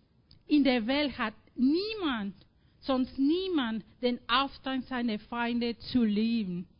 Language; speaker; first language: German; non-native, fluent; Spanish